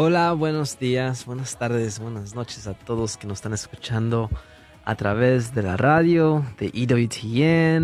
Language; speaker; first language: Spanish; early bilingual, heritage; Spanish